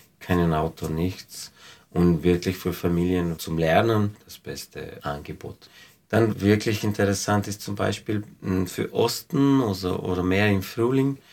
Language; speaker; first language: German; non-native, fluent; Slovenian